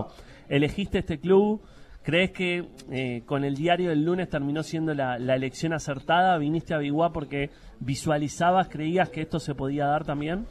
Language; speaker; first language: Spanish; native; Spanish